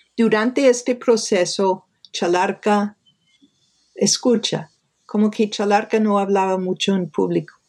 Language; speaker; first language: Spanish; non-native, fluent; English